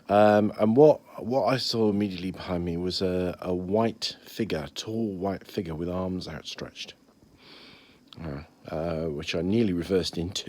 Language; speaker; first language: English; native; English